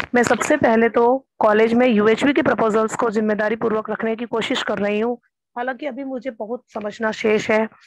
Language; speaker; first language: Hindi; native; Hindi